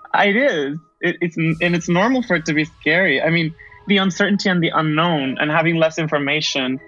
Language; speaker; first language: English; early bilingual, other home language; Spanish